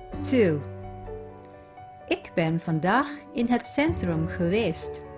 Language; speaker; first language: Dutch; non-native, fluent; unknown